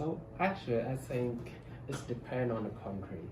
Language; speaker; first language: English; non-native, learner; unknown